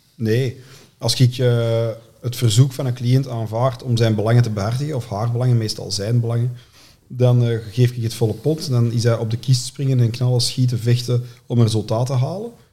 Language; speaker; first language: Dutch; native; Dutch